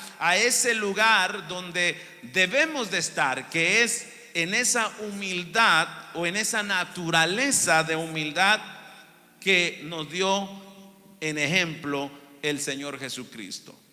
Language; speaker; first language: Spanish; native; Spanish